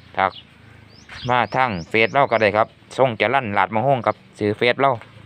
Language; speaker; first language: Thai; native; Thai